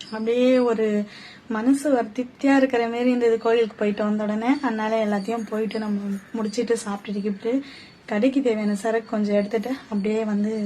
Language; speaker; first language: Tamil; non-native, local second language; Urdu